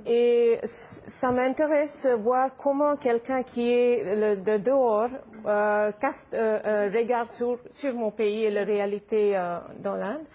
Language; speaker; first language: French; non-native, fluent; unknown